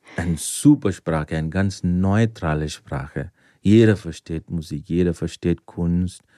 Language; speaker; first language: German; non-native, fluent; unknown